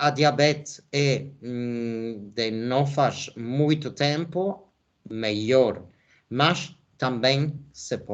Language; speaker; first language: Portuguese; non-native, fluent; Spanish